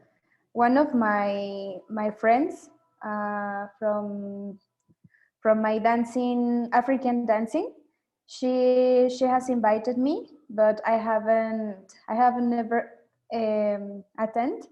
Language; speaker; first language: English; non-native, learner; Spanish